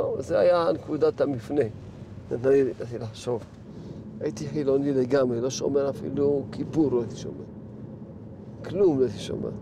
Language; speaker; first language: Hebrew; early bilingual, other home language; Arabic